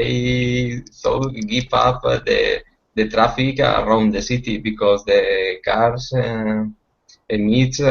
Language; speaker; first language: English; non-native, learner; Spanish